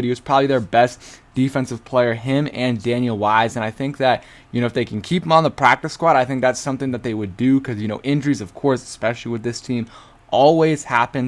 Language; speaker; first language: English; native; English